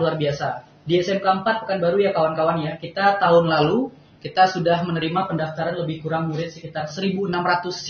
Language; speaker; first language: Indonesian; native; Indonesian